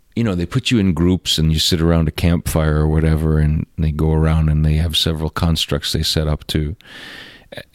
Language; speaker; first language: English; early bilingual, other home language; Russian